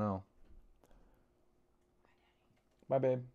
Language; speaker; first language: English; native; English